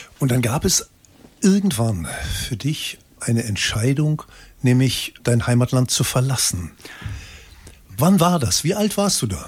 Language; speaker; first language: German; native; German